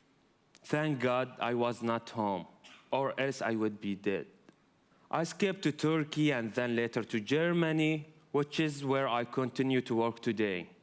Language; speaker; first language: English; non-native, fluent; Arabic